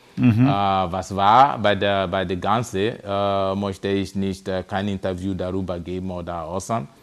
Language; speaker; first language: German; non-native, fluent; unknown